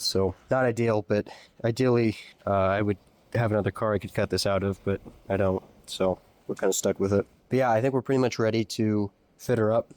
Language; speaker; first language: English; native; English